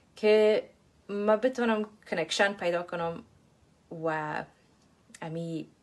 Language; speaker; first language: Persian; early bilingual, heritage; Persian